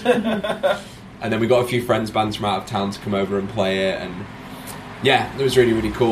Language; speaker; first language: English; native; English